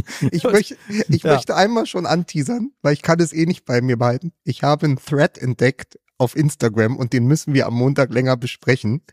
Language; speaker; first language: German; native; German